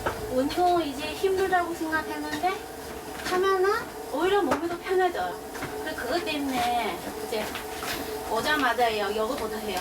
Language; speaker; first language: Korean; non-native, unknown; Chinese